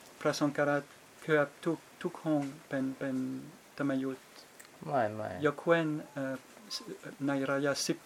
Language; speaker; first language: Thai; non-native, fluent; French